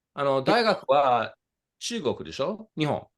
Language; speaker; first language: Japanese; non-native, fluent; English